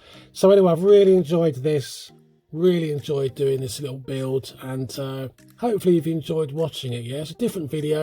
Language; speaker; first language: English; native; English